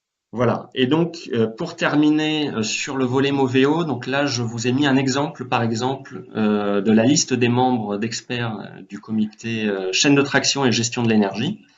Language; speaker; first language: French; native; French